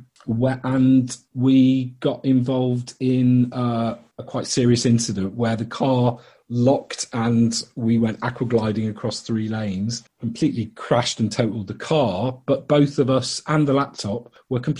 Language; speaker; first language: English; native; English